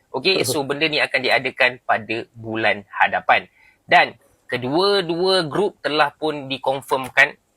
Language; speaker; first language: Malay; native; Malay